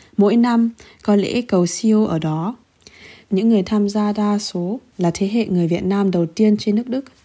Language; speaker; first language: Vietnamese; early bilingual, heritage; Vietnamese